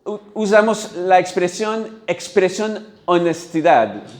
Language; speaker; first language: Spanish; non-native, learner; French